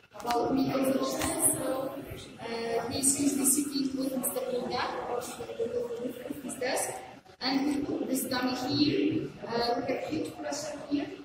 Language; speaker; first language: English; non-native, fluent; Polish